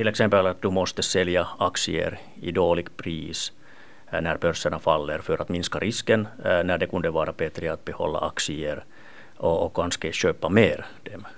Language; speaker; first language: Swedish; non-native, local second language; Finnish